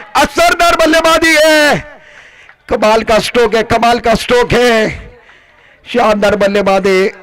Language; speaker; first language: Hindi; non-native, local second language; Marathi